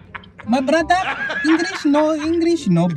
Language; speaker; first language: English; non-native, learner; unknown